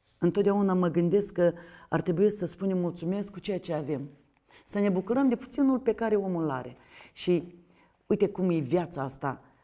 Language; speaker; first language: Romanian; native; Romanian